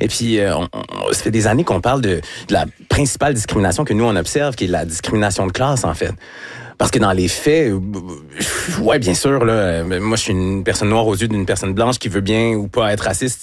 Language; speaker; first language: French; native; French